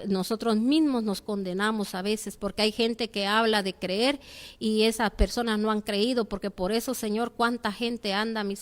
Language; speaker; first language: Spanish; native; Spanish